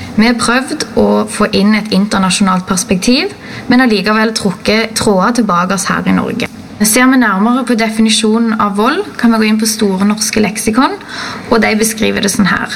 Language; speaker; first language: Norwegian; native; Norwegian